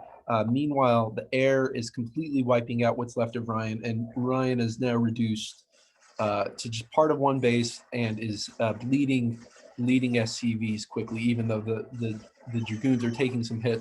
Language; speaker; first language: English; native; English